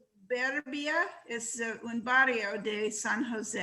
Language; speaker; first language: Spanish; non-native, learner; English